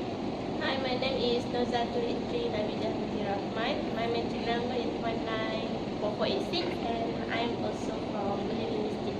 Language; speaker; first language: English; non-native, local second language; Malay